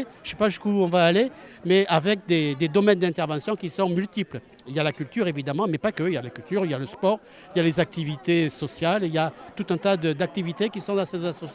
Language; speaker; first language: French; native; French